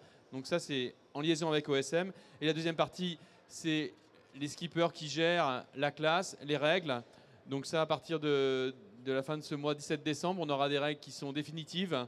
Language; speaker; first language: French; native; French